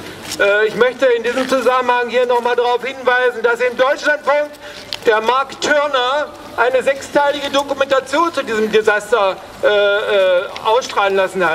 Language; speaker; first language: German; native; German